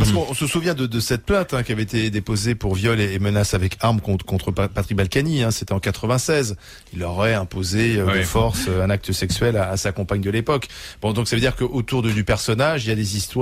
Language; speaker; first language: French; native; French